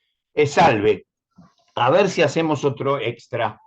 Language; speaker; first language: Spanish; native; Spanish